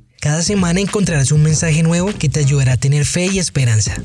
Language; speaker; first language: Spanish; native; Spanish